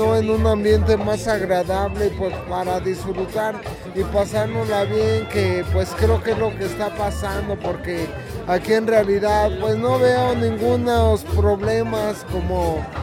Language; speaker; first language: Spanish; native; Spanish